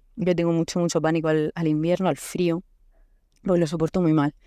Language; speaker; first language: Spanish; native; Spanish